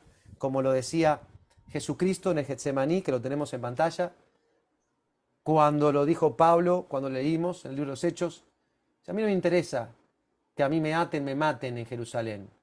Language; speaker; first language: Spanish; native; Spanish